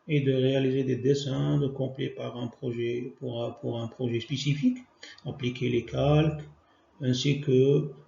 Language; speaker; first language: French; non-native, local second language; Arabic